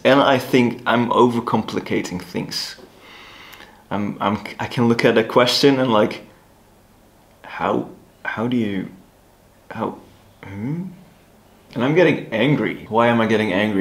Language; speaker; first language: English; non-native, fluent; Dutch